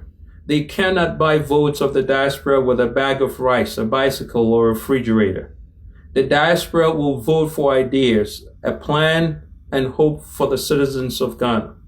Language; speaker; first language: English; non-native, local second language; Akan